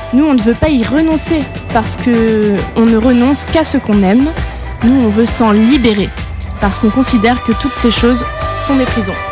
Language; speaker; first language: French; native; French